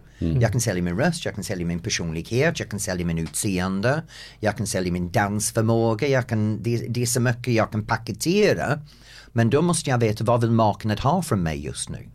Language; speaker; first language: Swedish; non-native, fluent; English